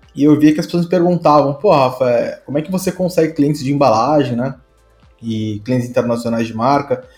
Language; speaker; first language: Portuguese; native; Portuguese